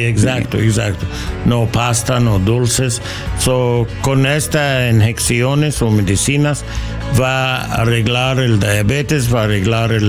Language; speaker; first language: Spanish; non-native, learner; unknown